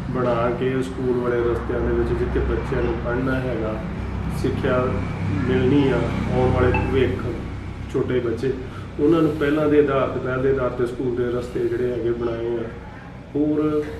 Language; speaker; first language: Punjabi; native; Punjabi